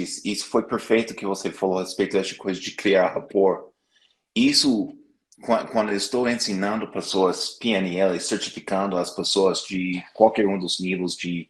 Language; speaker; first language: Portuguese; non-native, fluent; English